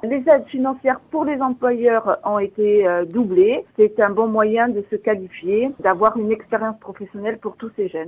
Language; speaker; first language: French; native; French